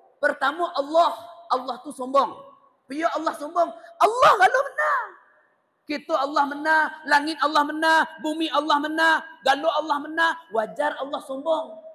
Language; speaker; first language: Malay; native; Malay